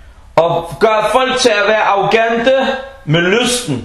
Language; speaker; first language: Danish; non-native, fluent; Arabic